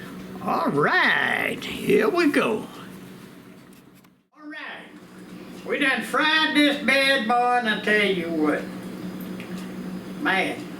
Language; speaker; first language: English; native; English